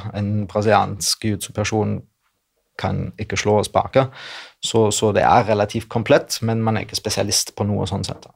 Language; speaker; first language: Norwegian; non-native, fluent; German